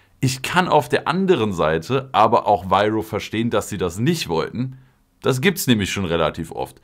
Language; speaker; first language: German; native; German